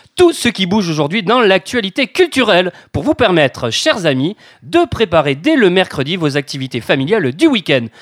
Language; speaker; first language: French; native; French